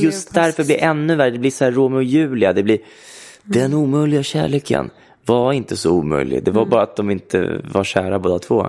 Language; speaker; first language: Swedish; native; Swedish